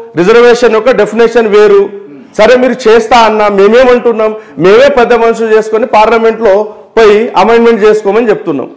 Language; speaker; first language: Telugu; non-native, local second language; Marathi